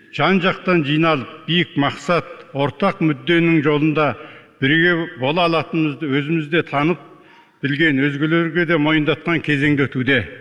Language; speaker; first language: Kazakh; early bilingual, heritage; Kazakh